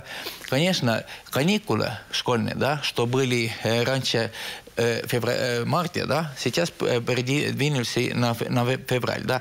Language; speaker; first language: Russian; non-native, local second language; Estonian